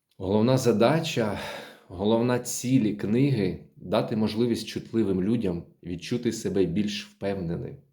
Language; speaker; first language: Ukrainian; native; Ukrainian